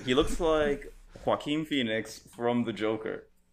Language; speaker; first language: English; native; English